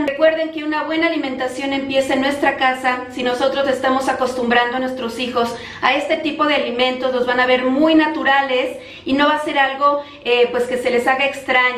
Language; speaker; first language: Spanish; native; Spanish